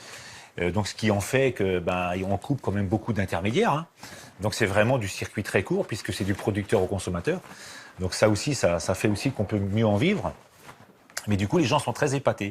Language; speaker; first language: French; native; French